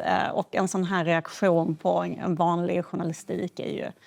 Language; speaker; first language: Swedish; native; Swedish